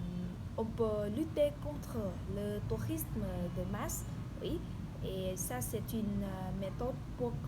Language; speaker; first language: French; non-native, learner; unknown